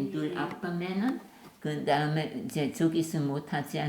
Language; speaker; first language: Korean; non-native, learner; German